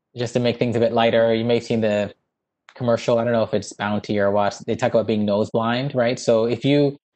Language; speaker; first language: English; native; English